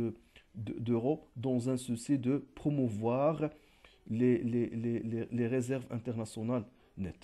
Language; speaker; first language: French; non-native, local second language; Arabic